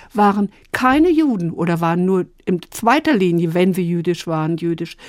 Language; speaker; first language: German; native; German